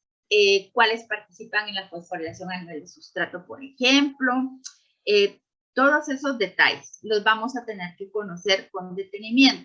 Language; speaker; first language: Spanish; native; Spanish